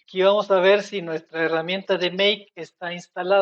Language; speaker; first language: Spanish; native; Spanish